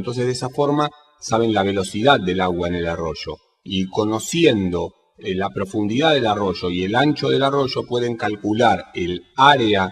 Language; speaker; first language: Spanish; native; Spanish